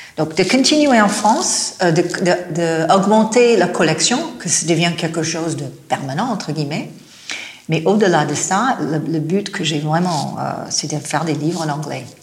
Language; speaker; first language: French; non-native, fluent; English